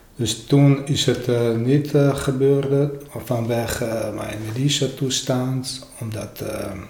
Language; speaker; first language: Dutch; non-native, learner; Armenian